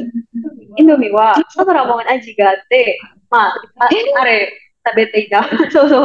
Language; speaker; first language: Japanese; non-native, learner; Indonesian